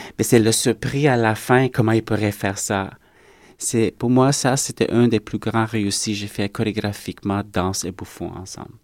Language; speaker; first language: French; native; French